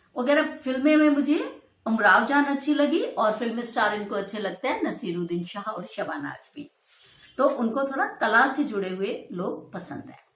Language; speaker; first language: Hindi; native; Hindi